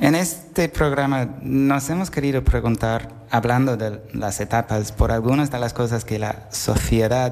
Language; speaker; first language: Spanish; non-native, fluent; Italian